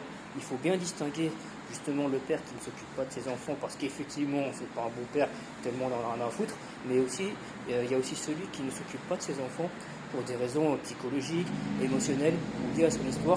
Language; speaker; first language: French; native; French